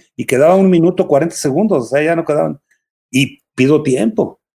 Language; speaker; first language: Spanish; native; Spanish